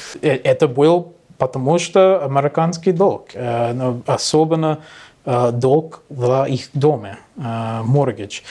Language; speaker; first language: Russian; non-native, learner; English